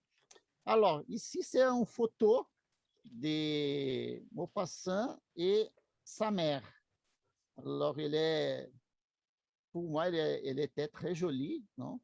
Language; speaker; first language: French; non-native, learner; Portuguese